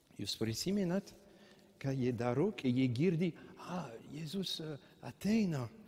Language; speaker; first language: Lithuanian; non-native, fluent; French